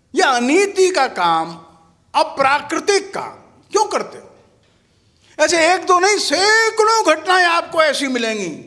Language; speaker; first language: Hindi; native; Hindi